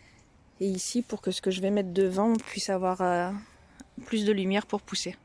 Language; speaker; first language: French; native; French